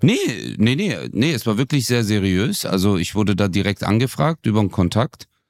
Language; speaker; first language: German; native; German